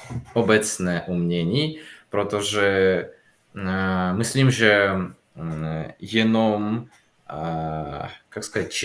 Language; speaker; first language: Czech; non-native, learner; Russian